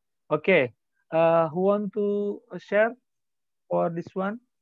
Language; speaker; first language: English; non-native, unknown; Indonesian